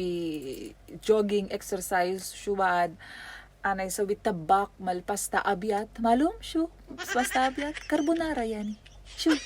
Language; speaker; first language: Arabic; non-native, learner; Filipino